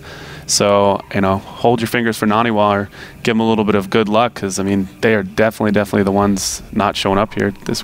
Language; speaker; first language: English; native; English